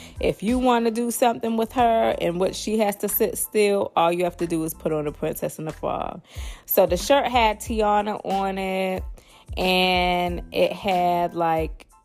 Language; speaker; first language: English; native; English